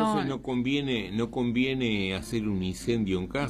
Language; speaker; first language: Spanish; native; Spanish